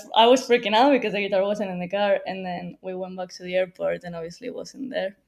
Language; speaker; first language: English; non-native, fluent; Spanish